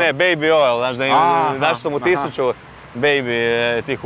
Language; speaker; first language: Serbian; native; Serbian